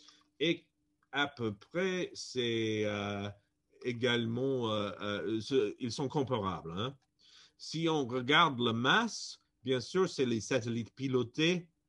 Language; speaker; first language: French; non-native, fluent; English